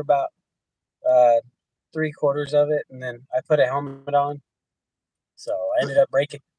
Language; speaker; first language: English; native; English